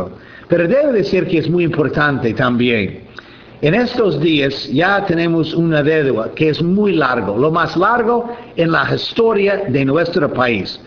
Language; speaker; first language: Spanish; non-native, fluent; English